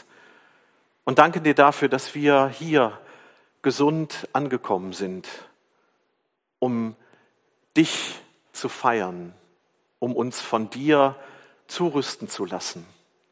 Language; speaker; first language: German; native; German